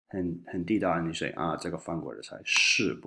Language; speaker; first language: Chinese; non-native, fluent; English